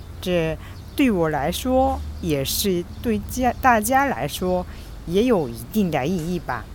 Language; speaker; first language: Chinese; non-native, fluent; Japanese